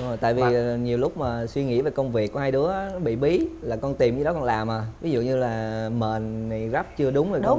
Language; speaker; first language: Vietnamese; native; Vietnamese